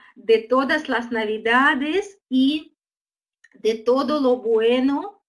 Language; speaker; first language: Spanish; non-native, fluent; Uzbek